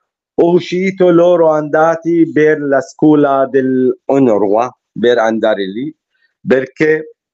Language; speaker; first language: Italian; non-native, learner; Arabic